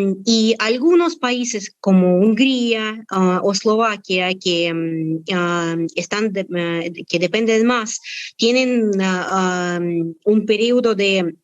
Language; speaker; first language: Spanish; non-native, fluent; Russian